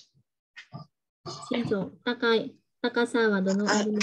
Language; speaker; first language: Japanese; non-native, fluent; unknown